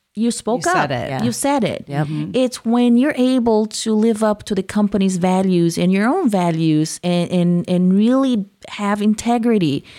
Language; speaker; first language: English; non-native, fluent; Portuguese